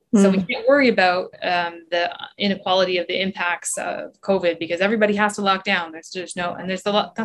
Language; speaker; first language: English; native; English